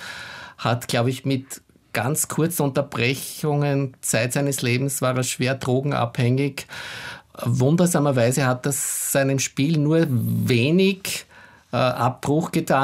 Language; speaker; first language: German; native; German